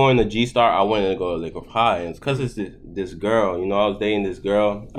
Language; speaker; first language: English; early bilingual, other home language; Haitian Creole